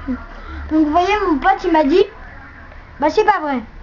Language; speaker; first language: French; native; French